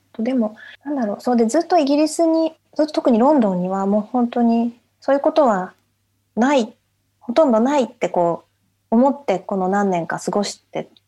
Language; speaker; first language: Japanese; native; Japanese